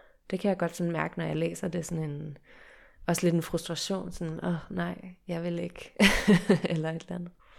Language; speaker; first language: Danish; early bilingual, heritage; Danish